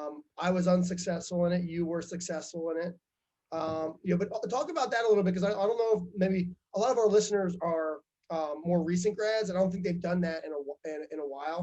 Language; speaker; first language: English; native; English